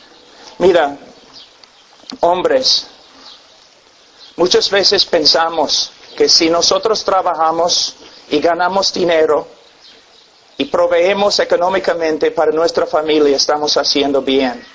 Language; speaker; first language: Spanish; non-native, fluent; English